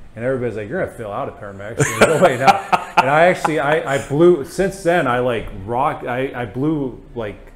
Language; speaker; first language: English; native; English